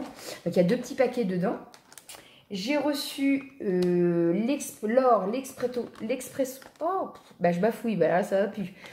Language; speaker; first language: French; native; French